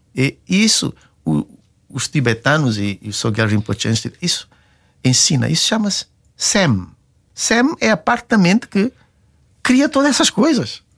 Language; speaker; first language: Portuguese; non-native, local second language; Kabuverdianu